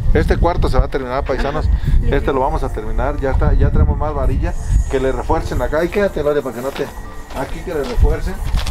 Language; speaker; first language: Spanish; native; Spanish